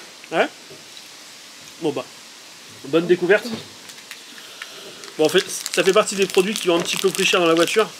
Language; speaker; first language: French; native; French